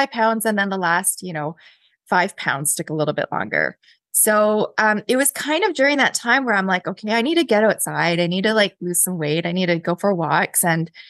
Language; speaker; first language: English; native; English